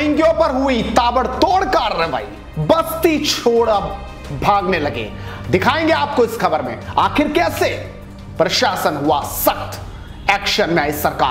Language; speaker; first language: Hindi; native; Hindi